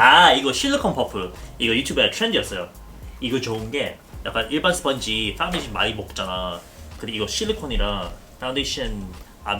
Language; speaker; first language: Korean; early bilingual, heritage; Korean